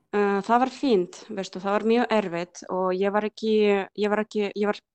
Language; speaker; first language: Icelandic; non-native, learner; Ukrainian